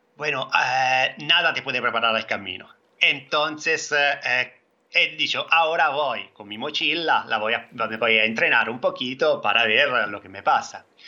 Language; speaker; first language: Spanish; non-native, fluent; Italian